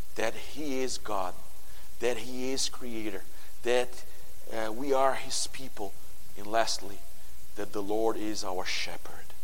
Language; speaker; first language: English; non-native, fluent; Portuguese